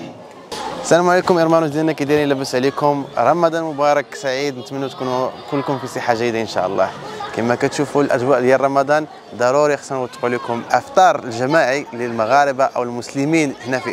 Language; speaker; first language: Arabic; native; Arabic